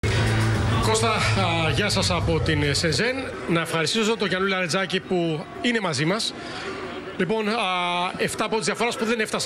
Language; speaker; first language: Greek; native; Greek